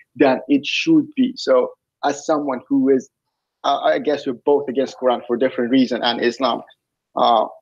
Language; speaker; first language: English; non-native, fluent; Persian